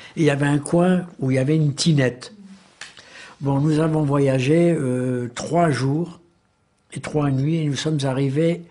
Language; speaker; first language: French; native; French